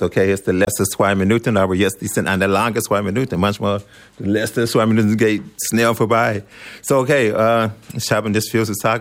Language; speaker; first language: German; non-native, learner; English